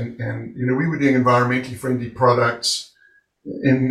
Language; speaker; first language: English; native; English